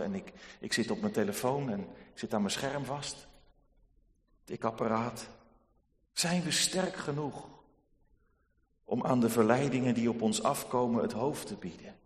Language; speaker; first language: Dutch; native; Dutch